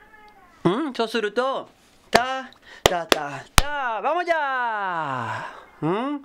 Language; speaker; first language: Japanese; non-native, fluent; Spanish